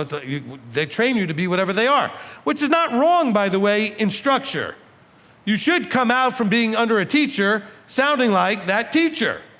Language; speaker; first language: English; native; English